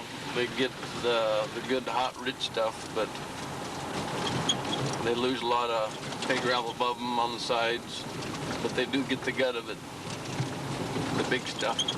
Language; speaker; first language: English; native; English